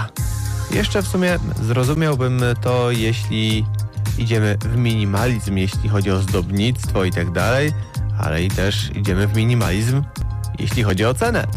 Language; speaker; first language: Polish; native; Polish